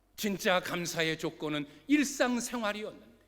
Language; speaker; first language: Korean; native; Korean